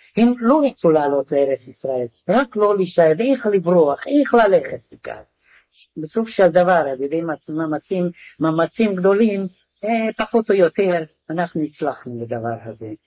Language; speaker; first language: Hebrew; non-native, fluent; Hungarian